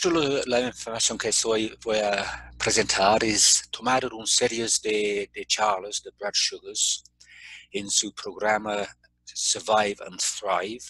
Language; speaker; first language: Spanish; non-native, fluent; English